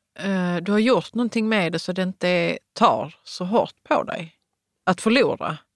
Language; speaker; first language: Swedish; native; Swedish